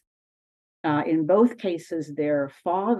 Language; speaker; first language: English; native; English